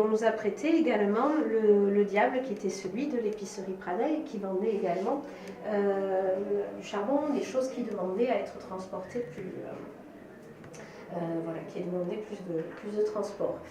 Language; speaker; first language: French; native; French